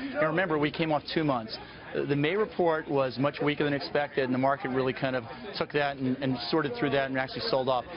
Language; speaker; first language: English; native; English